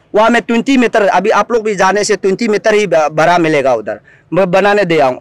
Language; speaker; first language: Hindi; non-native, local second language; Nyishi